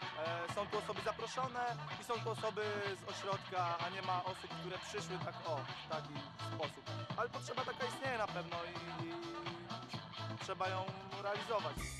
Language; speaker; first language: Polish; native; Polish